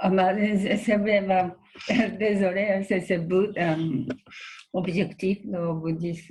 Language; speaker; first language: French; non-native, learner; Japanese